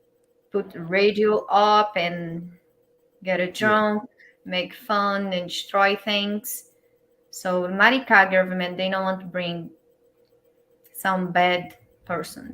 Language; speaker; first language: English; non-native, learner; Portuguese